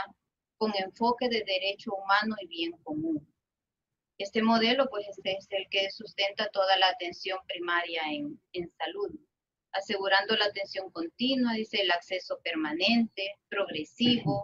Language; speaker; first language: Spanish; native; Spanish